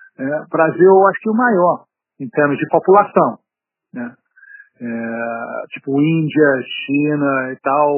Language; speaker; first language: Portuguese; non-native, fluent; English